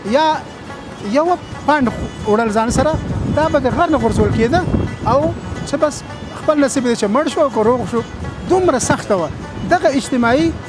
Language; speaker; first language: Pashto; non-native, local second language; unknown